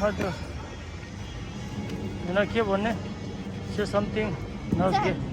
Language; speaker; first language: English; non-native, learner; Tibetan